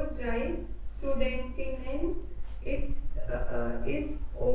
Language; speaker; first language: German; non-native, learner; Hindi